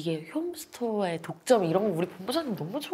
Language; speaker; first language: Korean; native; Korean